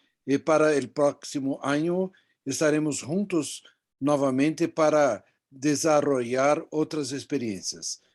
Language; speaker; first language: Portuguese; non-native, fluent; Spanish